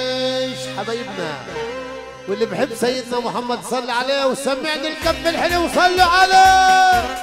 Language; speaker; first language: Arabic; native; Arabic